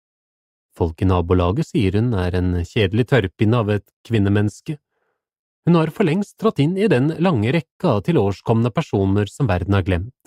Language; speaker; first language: Norwegian; native; Norwegian